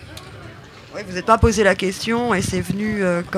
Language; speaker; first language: French; native; French